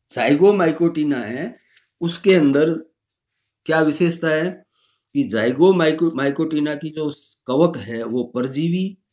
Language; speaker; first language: Hindi; native; Hindi